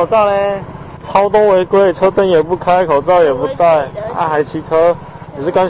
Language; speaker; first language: Chinese; native; Chinese